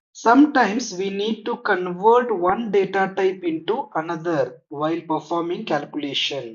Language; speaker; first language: English; non-native, local second language; Kannada